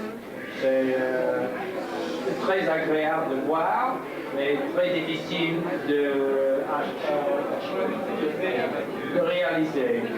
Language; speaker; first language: French; non-native, learner; English